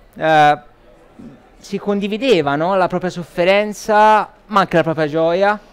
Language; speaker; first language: Italian; native; Italian